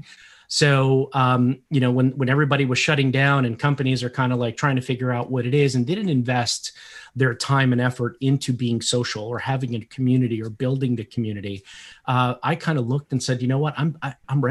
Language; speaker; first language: English; early bilingual, other home language; Portuguese